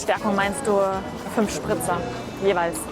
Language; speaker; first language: German; native; German